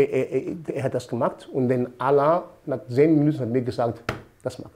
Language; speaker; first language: German; non-native, fluent; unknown